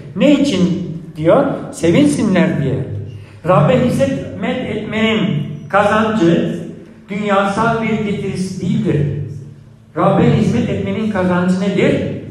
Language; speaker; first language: Turkish; non-native, fluent; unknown